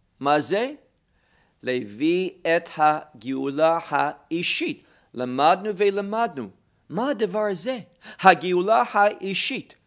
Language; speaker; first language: Hebrew; non-native, fluent; English